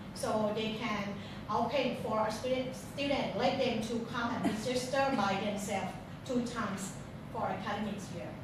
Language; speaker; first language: English; non-native, fluent; Thai